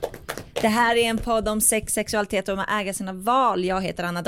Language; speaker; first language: Swedish; native; Swedish